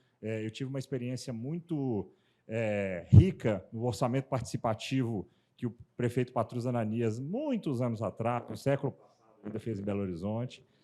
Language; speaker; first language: Portuguese; native; Portuguese